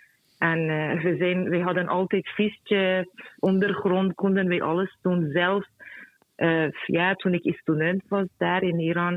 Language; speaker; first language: Dutch; non-native, fluent; Persian